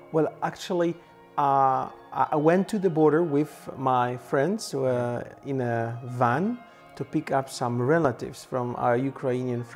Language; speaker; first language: English; non-native, fluent; Polish